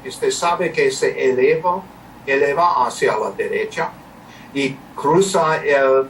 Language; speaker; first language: Spanish; non-native, learner; English